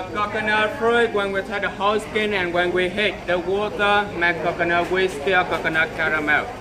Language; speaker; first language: English; non-native, fluent; Vietnamese